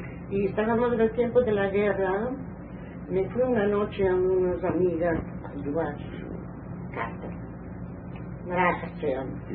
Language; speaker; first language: Spanish; native; Spanish